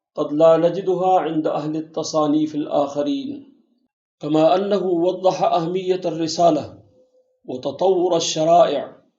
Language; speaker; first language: Arabic; non-native, fluent; Urdu